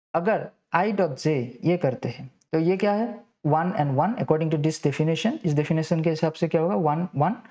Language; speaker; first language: Hindi; non-native, local second language; Assamese